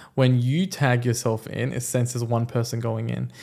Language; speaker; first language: English; early bilingual, other home language; Persian